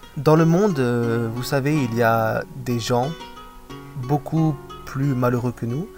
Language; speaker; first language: French; native; French